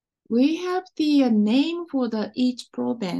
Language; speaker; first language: English; non-native, fluent; Japanese